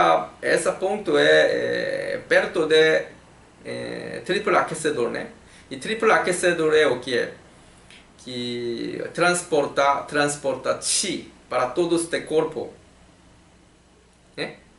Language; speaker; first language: Portuguese; non-native, learner; Korean